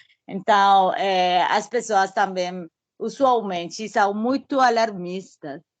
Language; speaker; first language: Portuguese; non-native, learner; Spanish